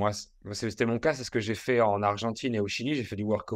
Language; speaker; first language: French; native; French